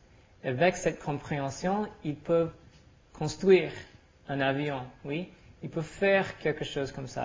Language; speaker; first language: French; non-native, learner; English